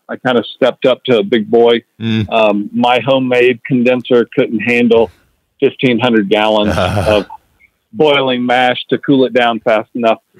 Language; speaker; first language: English; native; English